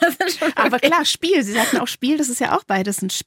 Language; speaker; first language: German; native; German